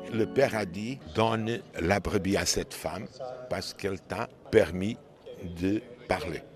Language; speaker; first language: French; non-native, fluent; Portuguese